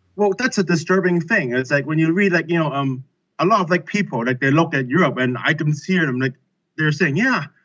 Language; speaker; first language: English; non-native, local second language; Cantonese